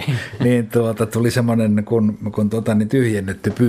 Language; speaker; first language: Finnish; native; Finnish